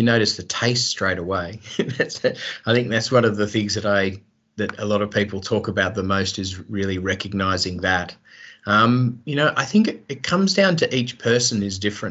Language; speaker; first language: English; native; English